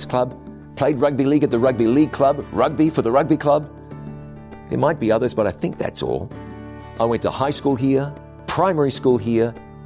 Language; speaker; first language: English; native; English